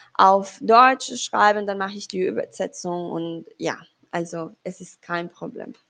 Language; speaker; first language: German; non-native, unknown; Spanish